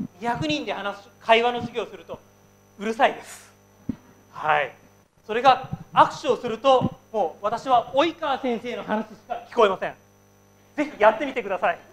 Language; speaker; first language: Japanese; native; Japanese